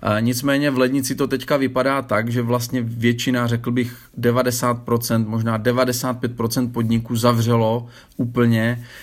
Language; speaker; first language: Czech; native; Czech